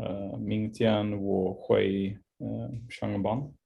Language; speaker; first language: Chinese; non-native, learner; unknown